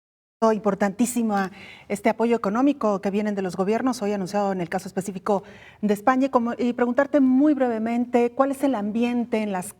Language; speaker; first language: Spanish; native; Spanish